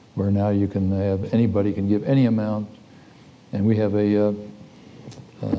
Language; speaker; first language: English; native; English